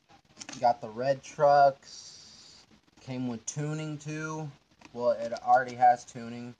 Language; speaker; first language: English; native; English